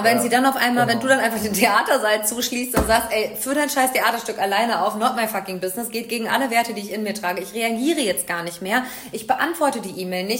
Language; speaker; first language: German; native; German